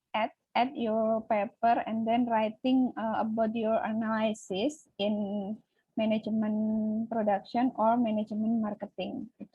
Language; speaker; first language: English; non-native, learner; Indonesian